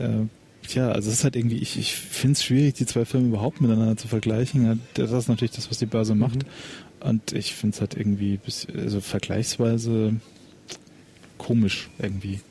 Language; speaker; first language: German; native; German